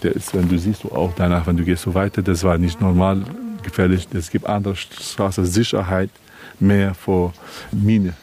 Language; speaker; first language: German; non-native, learner; Kurdish